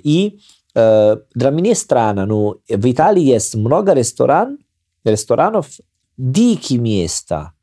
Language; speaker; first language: Russian; non-native, learner; Italian